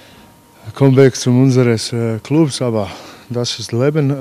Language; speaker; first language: German; non-native, learner; Croatian